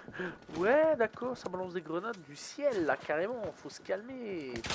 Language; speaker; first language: French; native; French